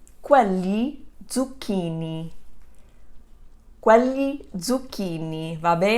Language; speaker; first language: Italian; non-native, fluent; English